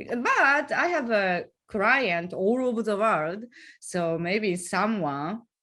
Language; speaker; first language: English; non-native, learner; Japanese